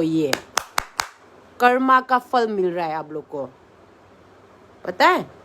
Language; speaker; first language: Hindi; non-native, local second language; Manipuri